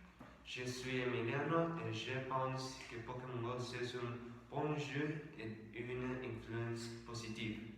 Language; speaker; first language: French; non-native, learner; Spanish